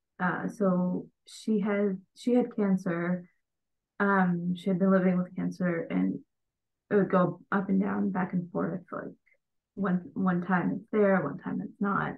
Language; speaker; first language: English; early bilingual, other home language; Bangla